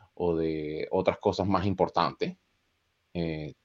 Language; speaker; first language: Spanish; native; Spanish